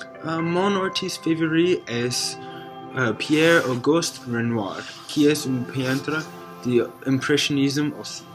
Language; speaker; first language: French; non-native, learner; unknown